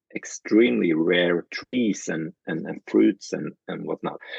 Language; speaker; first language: English; non-native, fluent; Norwegian